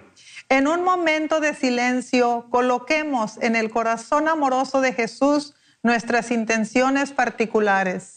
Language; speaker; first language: Spanish; native; Spanish